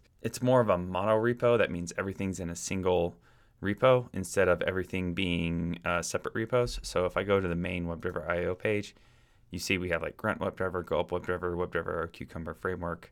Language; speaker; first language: English; native; English